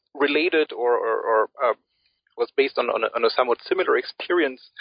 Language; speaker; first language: English; early bilingual, other home language; German